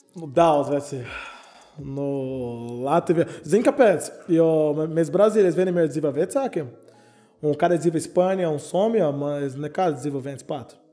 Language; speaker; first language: Latvian; non-native, learner; Portuguese